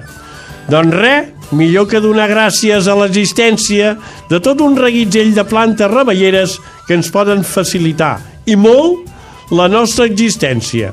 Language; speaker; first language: Catalan; native; Catalan